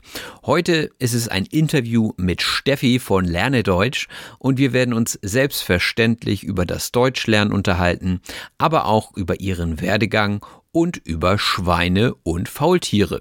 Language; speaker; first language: German; native; German